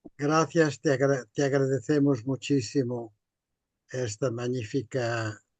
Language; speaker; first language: Spanish; non-native, fluent; Portuguese